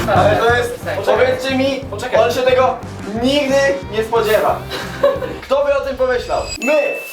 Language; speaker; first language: Polish; native; Polish